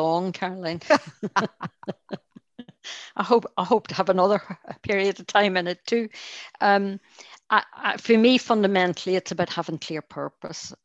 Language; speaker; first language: English; native; English